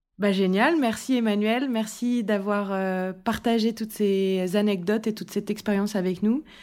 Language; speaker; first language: French; native; French